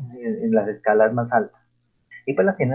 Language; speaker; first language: Spanish; native; Spanish